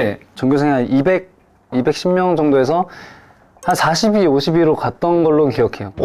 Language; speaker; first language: Korean; native; Korean